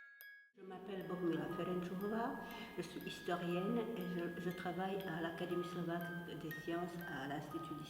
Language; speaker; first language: French; non-native, fluent; Slovak